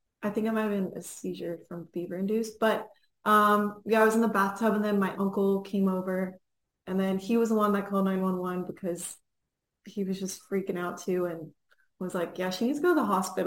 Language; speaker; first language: English; native; English